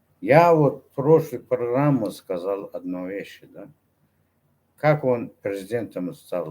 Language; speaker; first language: Russian; non-native, local second language; Turkmen